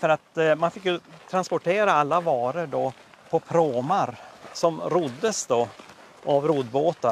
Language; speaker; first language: Swedish; native; Swedish